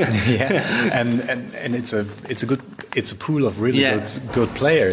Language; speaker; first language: English; non-native, fluent; German